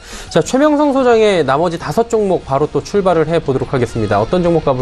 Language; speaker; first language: Korean; native; Korean